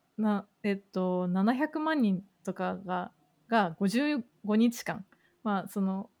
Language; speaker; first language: Japanese; native; Japanese